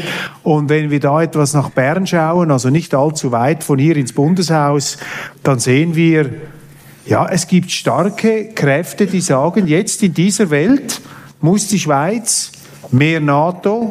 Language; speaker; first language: German; native; German